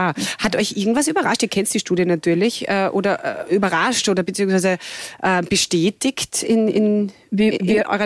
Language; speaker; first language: German; native; German